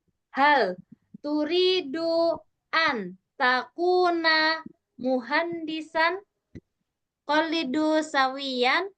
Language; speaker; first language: Arabic; non-native, fluent; Indonesian